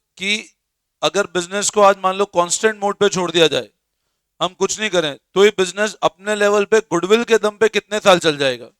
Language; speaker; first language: Hindi; native; Hindi